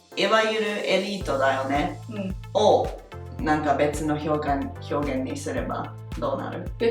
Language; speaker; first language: Japanese; non-native, fluent; English